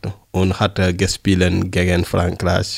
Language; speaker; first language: German; non-native, learner; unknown